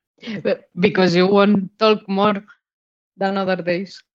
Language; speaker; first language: English; non-native, learner; Spanish